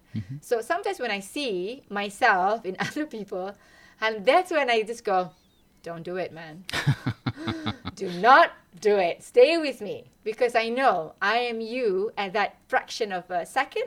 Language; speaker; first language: English; non-native, local second language; Malay